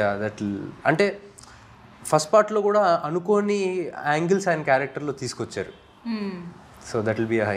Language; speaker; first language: Telugu; native; Telugu